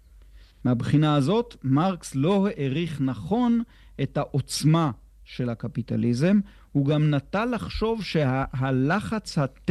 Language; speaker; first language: Hebrew; native; Hebrew